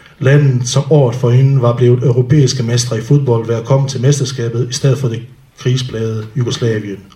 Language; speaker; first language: Danish; non-native, fluent; Bosnian